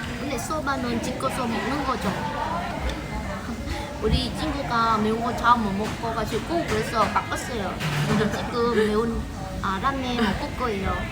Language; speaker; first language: Korean; non-native, learner; Vietnamese